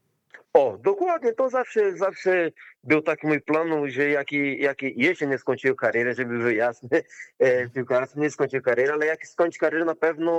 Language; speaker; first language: Polish; non-native, learner; Portuguese